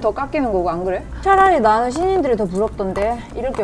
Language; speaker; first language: Korean; native; Korean